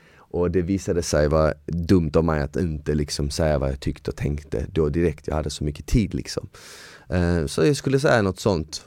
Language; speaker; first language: Swedish; early bilingual, other home language; Bosnian